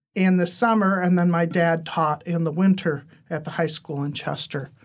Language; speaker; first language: English; native; English